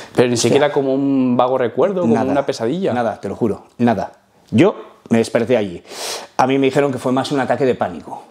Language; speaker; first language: Spanish; non-native, fluent; Arabic